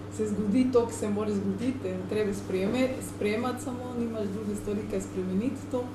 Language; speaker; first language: Slovenian; non-native, learner; Spanish